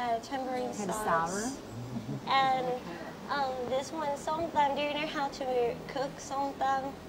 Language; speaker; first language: English; non-native, learner; Thai